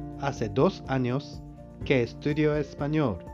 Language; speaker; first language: Spanish; non-native, fluent; Japanese